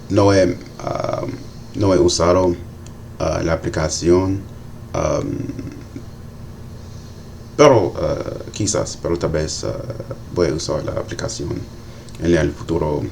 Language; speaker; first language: Spanish; non-native, learner; English